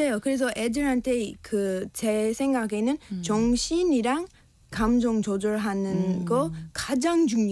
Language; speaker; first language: Korean; non-native, learner; English